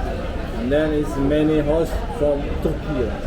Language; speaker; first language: English; non-native, learner; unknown